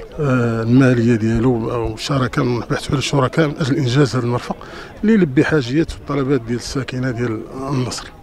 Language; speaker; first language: Arabic; native; Arabic